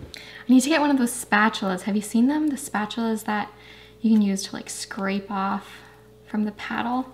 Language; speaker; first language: English; native; English